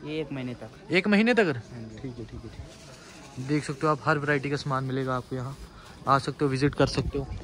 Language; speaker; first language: Hindi; native; Hindi